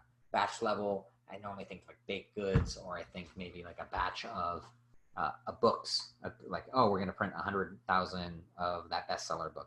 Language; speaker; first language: English; native; English